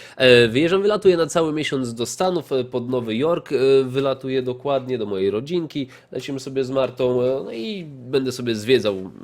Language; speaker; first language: Polish; native; Polish